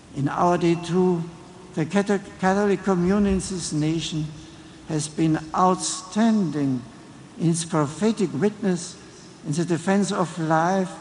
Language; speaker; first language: English; non-native, fluent; German